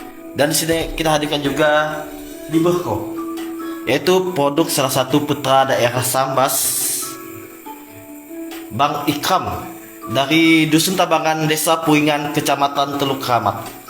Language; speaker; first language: Indonesian; native; Indonesian